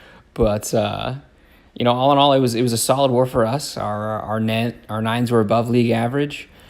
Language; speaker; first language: English; native; English